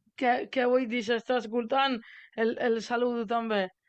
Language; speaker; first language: Catalan; non-native, learner; Italian